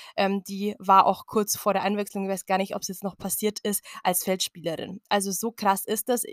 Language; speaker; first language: German; native; German